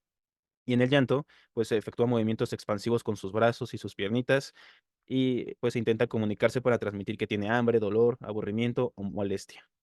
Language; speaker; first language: Spanish; native; Spanish